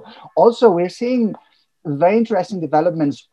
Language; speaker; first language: English; non-native, fluent; Catalan